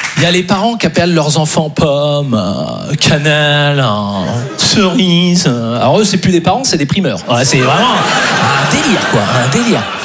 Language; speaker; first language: French; native; French